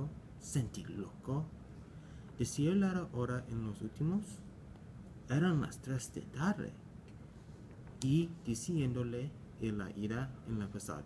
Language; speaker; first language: Spanish; non-native, learner; English